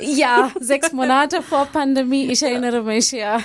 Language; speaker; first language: German; non-native, learner; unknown